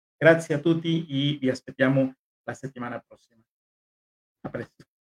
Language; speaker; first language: Italian; non-native, fluent; Spanish